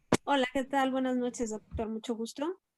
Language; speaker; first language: Spanish; native; Spanish